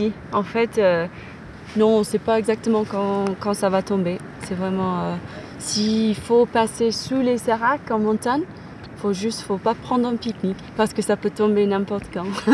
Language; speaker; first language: French; non-native, fluent; English